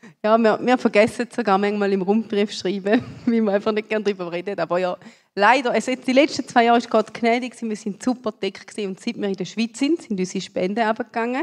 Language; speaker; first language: German; native; German